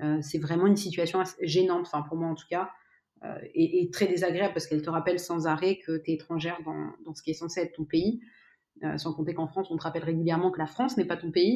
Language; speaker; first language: French; native; French